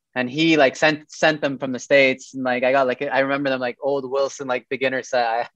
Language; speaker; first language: English; early bilingual, other home language; Arabic